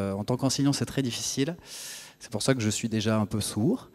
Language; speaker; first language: French; native; French